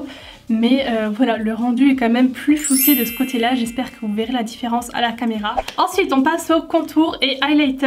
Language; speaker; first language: French; native; French